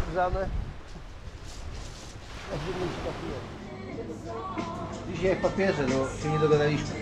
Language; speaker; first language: Polish; native; Polish